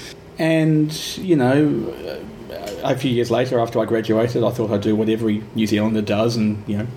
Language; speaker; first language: English; native; English